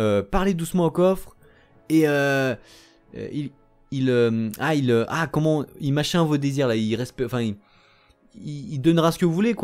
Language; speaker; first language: French; native; French